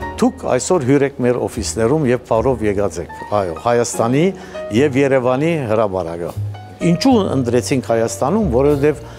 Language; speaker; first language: Armenian; early bilingual, heritage; Armenian